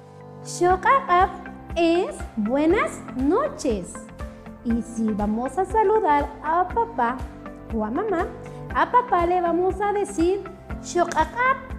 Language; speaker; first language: Spanish; non-native, local second language; Kʼicheʼ